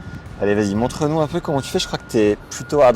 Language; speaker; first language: French; native; French